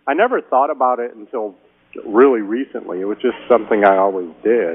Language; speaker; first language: English; native; English